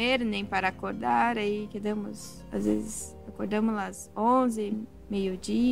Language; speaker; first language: Portuguese; early bilingual, heritage; Portuguese